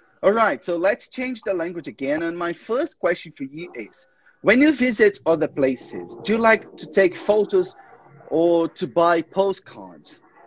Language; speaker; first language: English; non-native, fluent; Portuguese